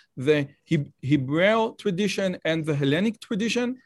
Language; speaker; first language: English; non-native, fluent; Hebrew